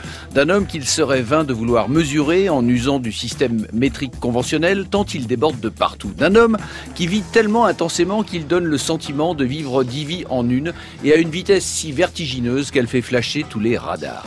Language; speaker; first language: French; native; French